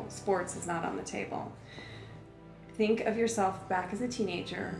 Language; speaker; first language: English; native; English